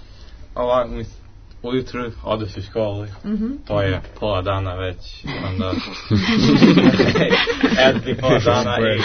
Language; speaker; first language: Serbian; early bilingual, heritage; English